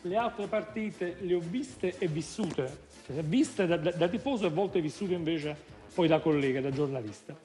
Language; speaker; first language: Italian; native; Italian